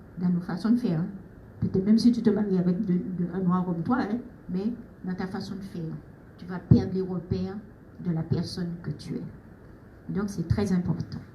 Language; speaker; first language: French; native; French